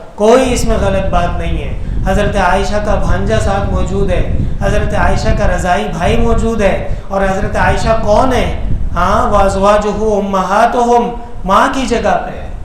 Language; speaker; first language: Urdu; non-native, local second language; Pashto